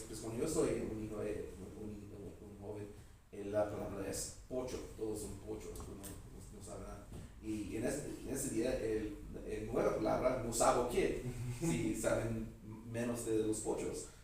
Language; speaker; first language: Spanish; non-native, learner; English